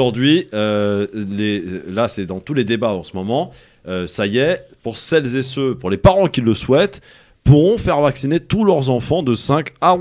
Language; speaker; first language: French; native; French